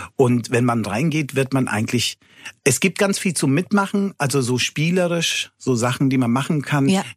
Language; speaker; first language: German; non-native, fluent; Italian